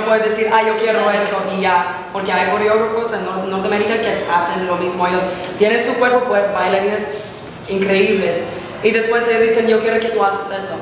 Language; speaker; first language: Spanish; non-native, fluent; English